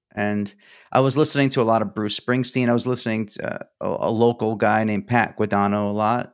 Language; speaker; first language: English; early bilingual, other home language; Greek